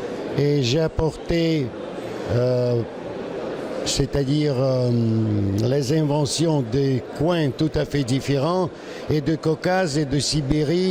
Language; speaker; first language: French; non-native, learner; Russian